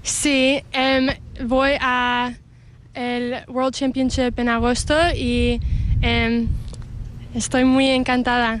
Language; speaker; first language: Spanish; early bilingual, heritage; English